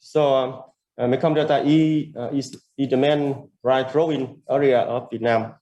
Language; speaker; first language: English; non-native, learner; Vietnamese